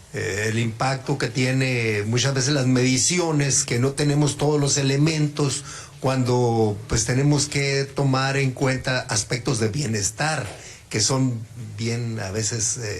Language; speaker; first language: Spanish; native; Spanish